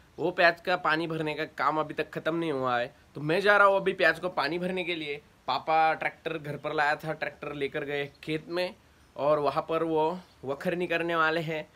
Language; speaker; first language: Hindi; non-native, local second language; Marathi